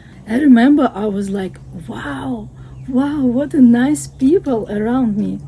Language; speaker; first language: English; non-native, fluent; Russian